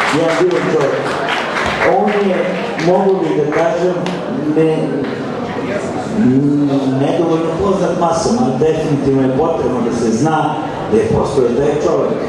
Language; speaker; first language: Serbian; native; Serbian